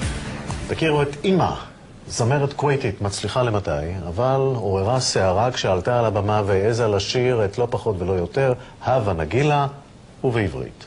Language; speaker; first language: Hebrew; native; Hebrew